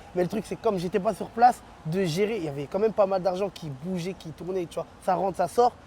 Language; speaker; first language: French; early bilingual, other home language; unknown